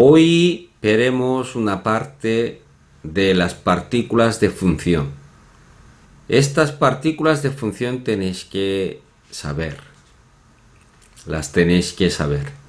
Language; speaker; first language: Spanish; non-native, fluent; Korean